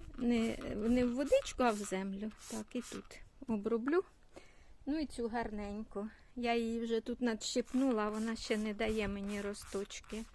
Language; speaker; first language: Ukrainian; non-native, local second language; Russian